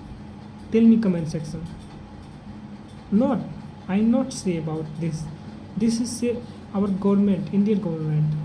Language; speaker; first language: English; non-native, learner; Hindi